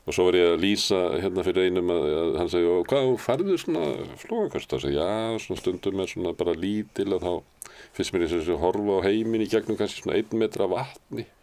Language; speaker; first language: Icelandic; native; Icelandic